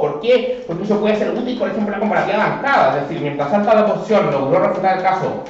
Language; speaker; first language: Spanish; native; Spanish